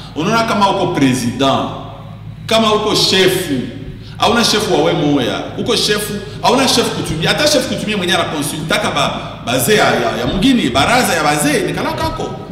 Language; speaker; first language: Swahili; native; Swahili